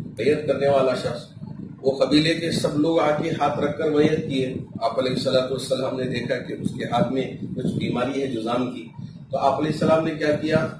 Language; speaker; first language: Hindi; non-native, local second language; Urdu